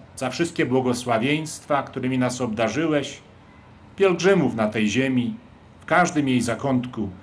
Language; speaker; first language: Polish; native; Polish